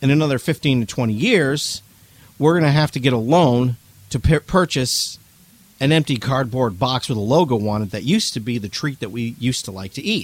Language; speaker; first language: English; native; English